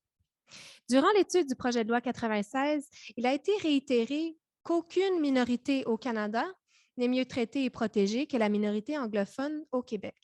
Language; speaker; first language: French; native; French